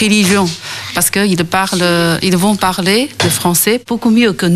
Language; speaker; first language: French; non-native, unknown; Chinese